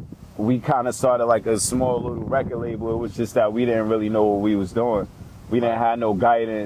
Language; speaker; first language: English; native; English